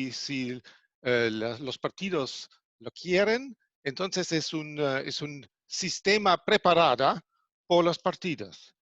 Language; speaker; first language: Spanish; non-native, fluent; German